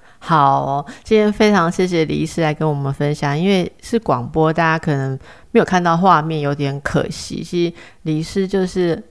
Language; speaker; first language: Chinese; native; Chinese